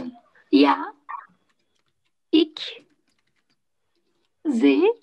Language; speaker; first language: Dutch; non-native, learner; Turkish